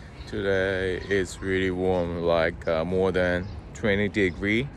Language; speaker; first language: English; non-native, learner; Japanese